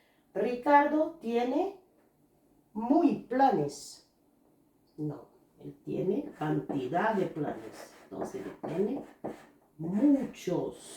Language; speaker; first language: Spanish; non-native, fluent; Portuguese